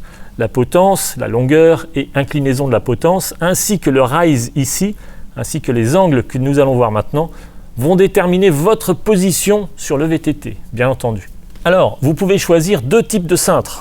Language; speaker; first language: French; native; French